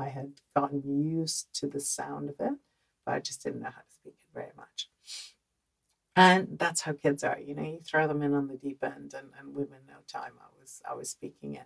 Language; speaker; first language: English; early bilingual, other home language; Dutch